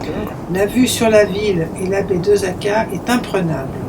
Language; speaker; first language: French; native; French